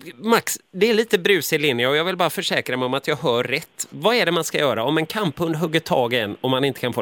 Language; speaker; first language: Swedish; native; Swedish